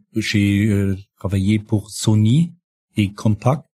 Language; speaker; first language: French; non-native, learner; German